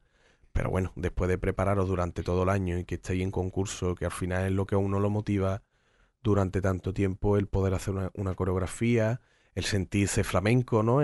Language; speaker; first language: Spanish; native; Spanish